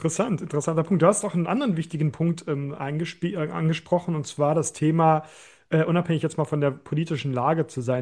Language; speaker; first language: German; native; German